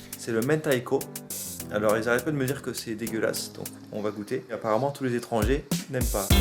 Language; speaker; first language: French; native; French